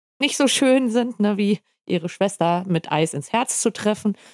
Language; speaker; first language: German; native; German